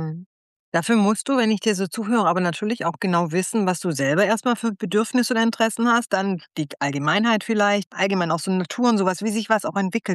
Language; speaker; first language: German; native; German